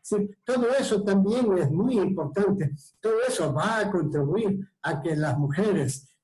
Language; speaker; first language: Spanish; native; Spanish